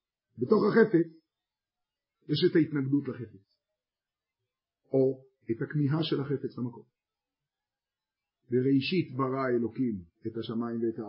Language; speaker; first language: Hebrew; native; Hebrew